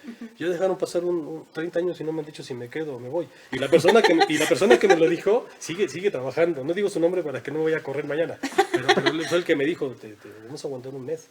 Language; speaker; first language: Spanish; native; Spanish